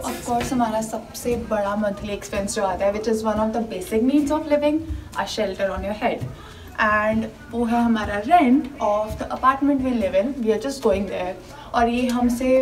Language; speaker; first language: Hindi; non-native, local second language; Punjabi